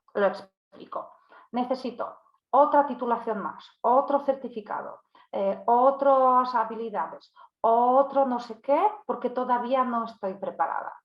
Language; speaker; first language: Spanish; non-native, fluent; Polish